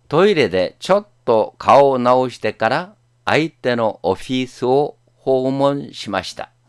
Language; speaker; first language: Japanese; non-native, fluent; Korean